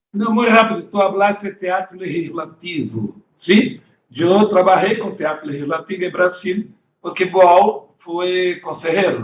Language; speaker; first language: Spanish; non-native, learner; Portuguese